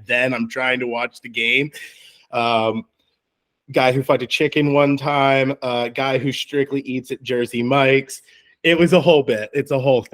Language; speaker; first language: English; native; English